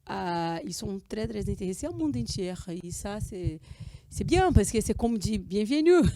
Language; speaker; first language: French; non-native, fluent; Portuguese